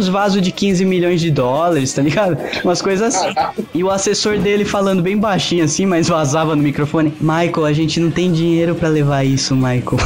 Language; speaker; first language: Portuguese; native; Portuguese